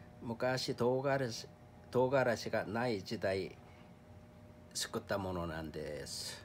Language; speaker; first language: Japanese; non-native, fluent; Korean